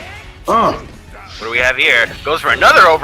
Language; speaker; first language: English; native; English